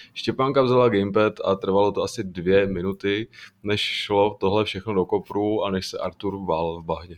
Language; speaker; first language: Czech; native; Czech